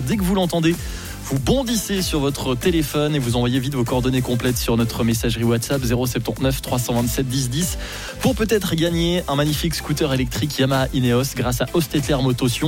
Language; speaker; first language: French; native; French